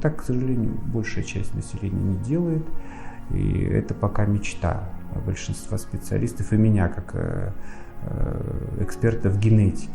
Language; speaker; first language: Russian; native; Russian